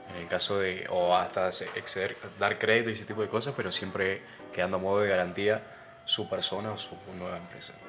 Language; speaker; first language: Spanish; native; Spanish